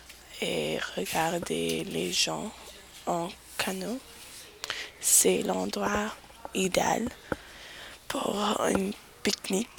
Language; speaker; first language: French; non-native, learner; English